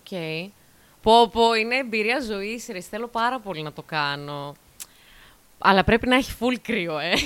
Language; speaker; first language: Greek; native; Greek